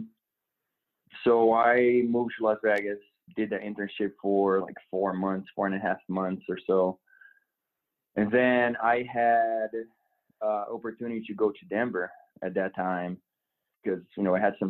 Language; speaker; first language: English; non-native, fluent; Portuguese